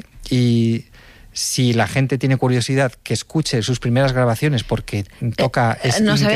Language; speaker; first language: Spanish; native; Spanish